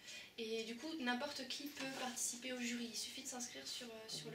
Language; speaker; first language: French; native; French